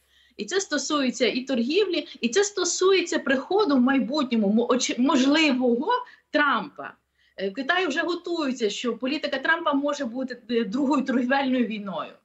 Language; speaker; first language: Ukrainian; native; Ukrainian